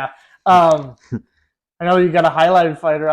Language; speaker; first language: English; native; English